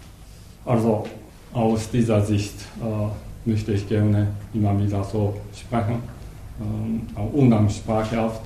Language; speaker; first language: German; non-native, learner; Japanese